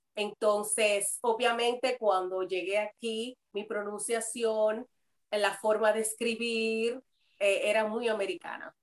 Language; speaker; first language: Spanish; native; Spanish